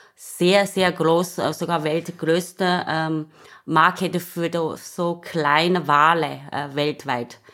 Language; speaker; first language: German; non-native, learner; Chinese